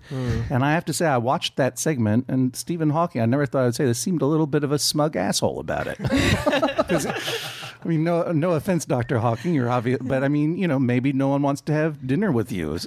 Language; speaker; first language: English; native; English